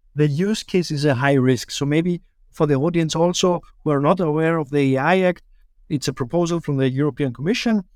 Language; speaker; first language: English; early bilingual, other home language; German